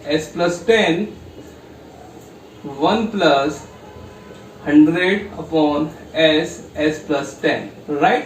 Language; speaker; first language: Hindi; native; Hindi